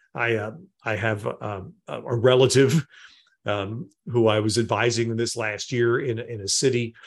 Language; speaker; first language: English; native; English